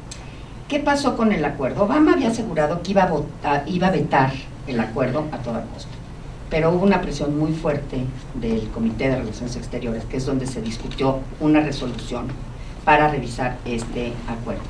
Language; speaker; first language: Spanish; native; Spanish